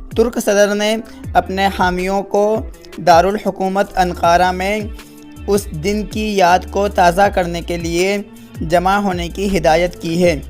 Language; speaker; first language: Urdu; native; Urdu